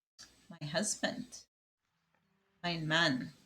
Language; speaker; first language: German; non-native, learner; Spanish